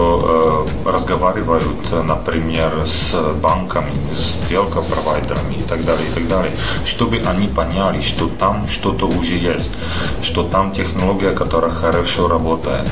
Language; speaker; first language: Russian; non-native, fluent; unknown